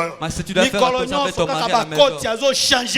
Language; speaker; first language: French; non-native, local second language; Lingala